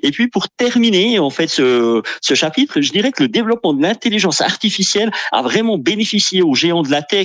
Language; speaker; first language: French; native; French